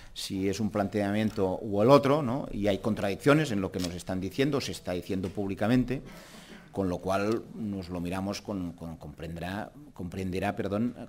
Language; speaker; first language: Spanish; non-native, local second language; Catalan